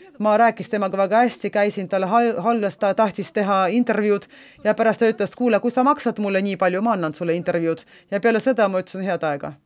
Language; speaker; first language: Estonian; non-native, local second language; Russian